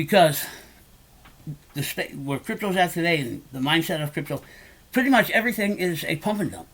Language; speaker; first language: English; native; English